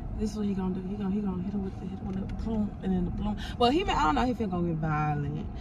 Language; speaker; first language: English; native; English